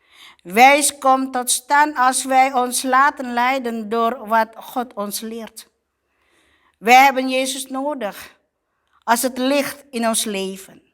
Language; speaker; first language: Dutch; non-native, fluent; Indonesian